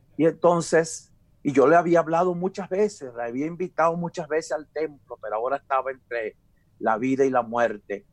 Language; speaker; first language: Spanish; native; Spanish